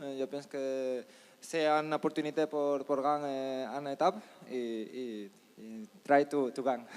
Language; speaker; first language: French; non-native, learner; Spanish